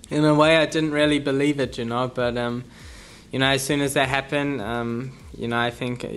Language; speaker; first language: English; native; English